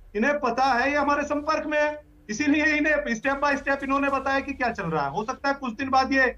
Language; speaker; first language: Hindi; native; Hindi